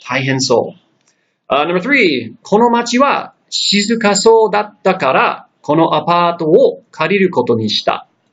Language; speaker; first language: Japanese; non-native, fluent; English